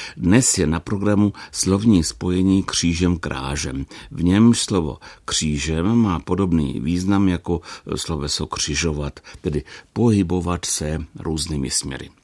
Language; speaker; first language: Czech; native; Czech